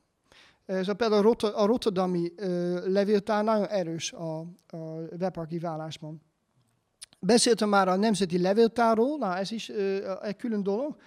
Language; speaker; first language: Hungarian; non-native, fluent; Dutch